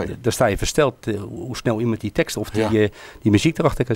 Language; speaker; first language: Dutch; native; Dutch